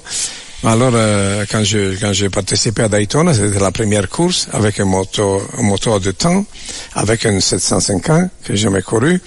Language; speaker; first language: French; non-native, learner; Italian